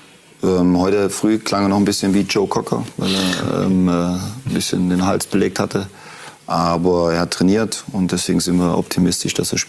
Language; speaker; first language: German; native; German